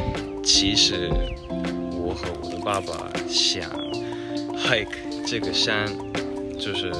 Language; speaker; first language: Chinese; non-native, fluent; English